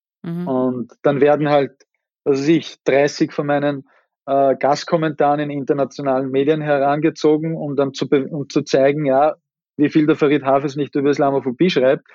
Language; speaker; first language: German; native; German